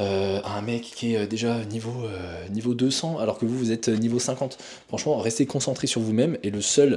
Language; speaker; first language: French; native; French